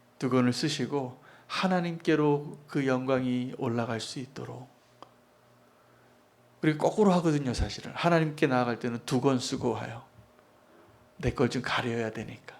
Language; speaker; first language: Korean; native; Korean